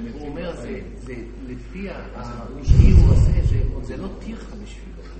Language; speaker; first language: Hebrew; non-native, fluent; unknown